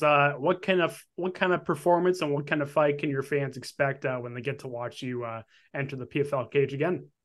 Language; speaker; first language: English; native; English